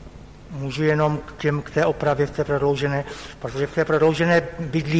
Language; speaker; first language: Czech; native; Czech